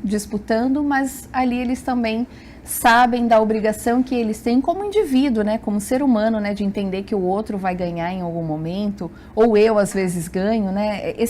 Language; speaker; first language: Portuguese; native; Portuguese